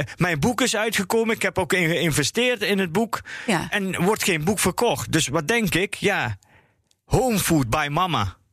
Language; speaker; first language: Dutch; early bilingual, other home language; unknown